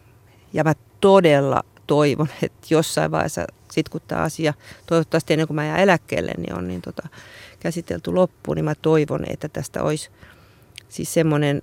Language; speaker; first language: Finnish; native; Finnish